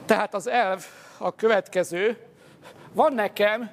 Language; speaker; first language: Hungarian; native; Hungarian